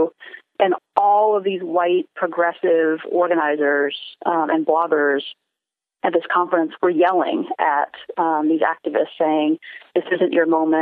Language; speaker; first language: English; native; English